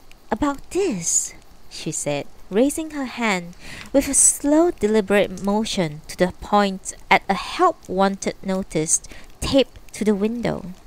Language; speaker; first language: English; non-native, local second language; Cantonese